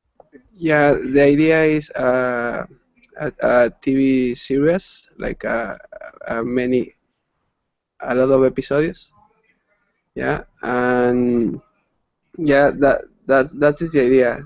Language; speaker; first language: English; non-native, learner; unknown